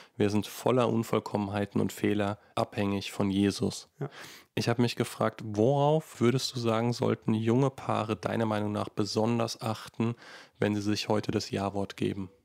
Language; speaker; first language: German; native; German